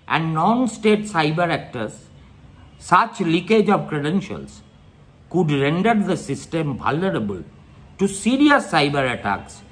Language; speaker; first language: English; non-native, local second language; Bangla